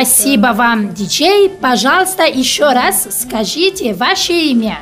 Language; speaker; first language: Russian; non-native, learner; Italian